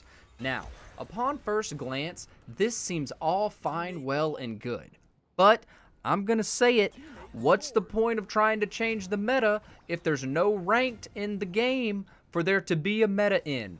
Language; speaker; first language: English; native; English